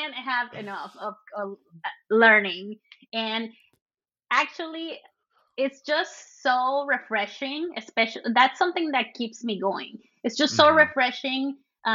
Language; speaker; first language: English; early bilingual, other home language; Spanish